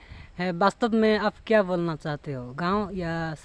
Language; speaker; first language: Hindi; non-native, local second language; Odia